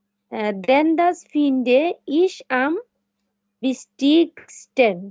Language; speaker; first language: German; non-native, learner; Bangla